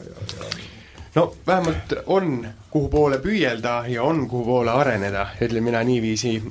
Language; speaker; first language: Estonian; native; Estonian